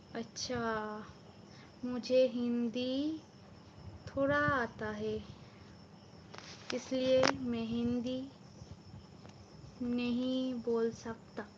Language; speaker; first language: Hindi; non-native, local second language; Bangla